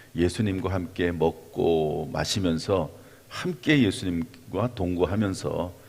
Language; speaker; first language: Korean; native; Korean